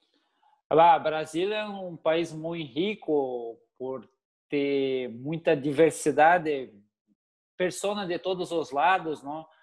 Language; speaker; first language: Spanish; non-native, learner; Portuguese